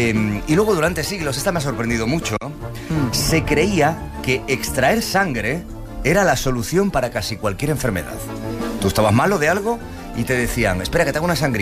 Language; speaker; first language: Spanish; native; Spanish